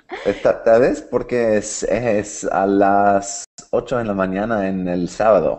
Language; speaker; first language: Spanish; non-native, learner; English